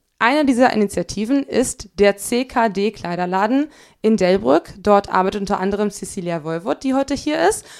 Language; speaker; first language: German; native; German